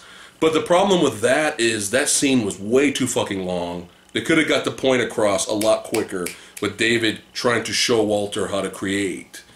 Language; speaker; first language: English; native; English